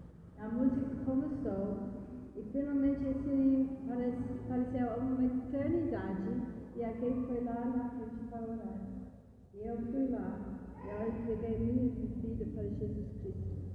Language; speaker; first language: Portuguese; non-native, fluent; English